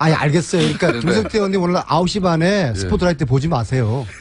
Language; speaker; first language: Korean; native; Korean